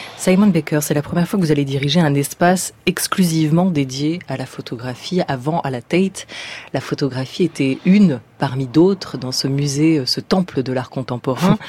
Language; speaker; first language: French; native; French